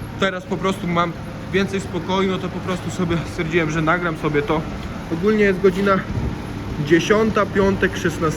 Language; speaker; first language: Polish; native; Polish